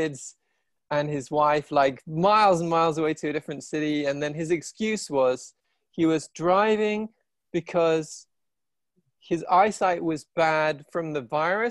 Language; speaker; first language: English; native; English